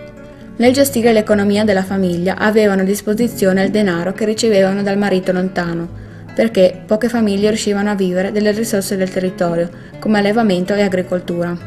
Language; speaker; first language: Italian; native; Italian